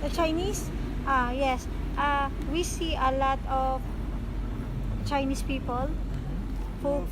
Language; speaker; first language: English; non-native, learner; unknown